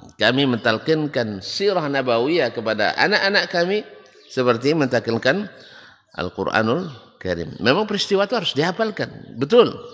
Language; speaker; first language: Malay; native; Malay